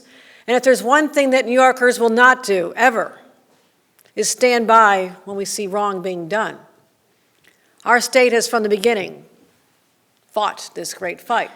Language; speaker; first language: English; native; English